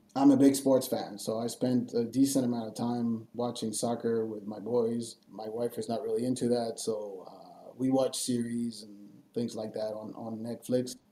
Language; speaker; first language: English; non-native, fluent; French